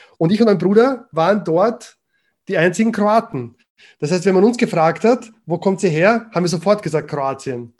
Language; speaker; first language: German; early bilingual, other home language; Croatian